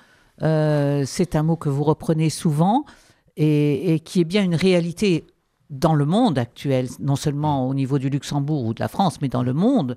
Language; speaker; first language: French; native; French